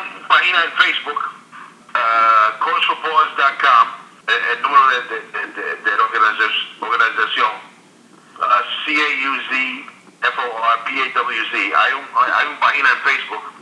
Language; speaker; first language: Spanish; early bilingual, heritage; English